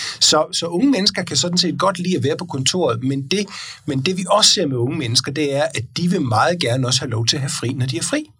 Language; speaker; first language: Danish; native; Danish